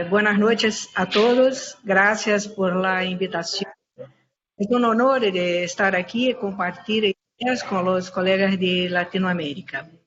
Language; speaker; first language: Spanish; non-native, fluent; Portuguese